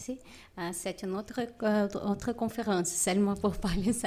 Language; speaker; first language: French; non-native, fluent; Portuguese